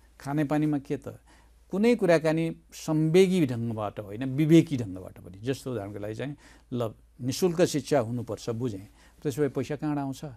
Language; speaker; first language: Nepali; native; Nepali